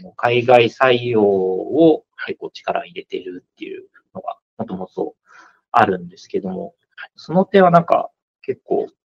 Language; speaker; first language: Japanese; native; Japanese